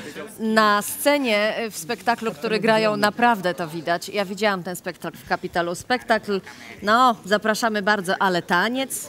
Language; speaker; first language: Polish; native; Polish